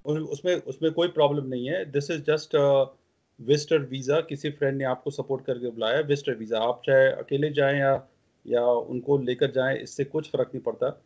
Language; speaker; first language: Hindi; non-native, local second language; Punjabi